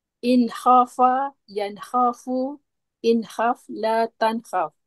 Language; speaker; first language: Arabic; non-native, learner; Indonesian